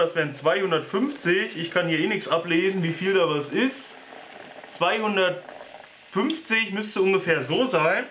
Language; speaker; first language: German; native; German